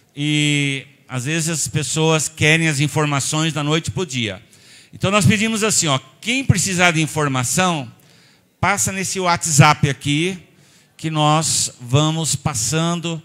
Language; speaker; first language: Portuguese; native; Portuguese